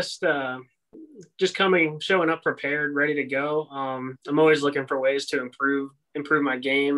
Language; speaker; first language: English; native; English